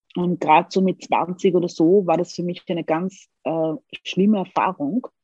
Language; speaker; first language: German; early bilingual, other home language; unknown